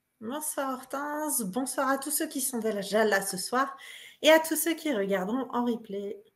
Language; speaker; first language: French; native; French